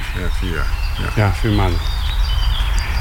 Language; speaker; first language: Dutch; non-native, learner; Arabic